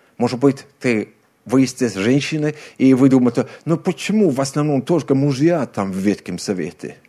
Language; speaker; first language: Russian; non-native, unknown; Swedish